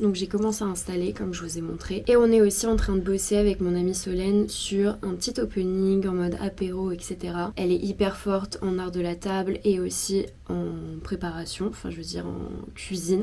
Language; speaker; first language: French; native; French